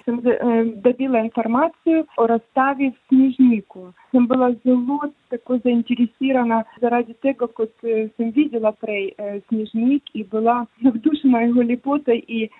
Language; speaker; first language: Slovenian; non-native, learner; Ukrainian